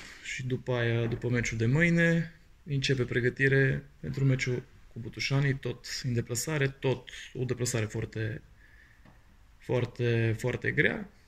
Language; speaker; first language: Romanian; non-native, fluent; Bulgarian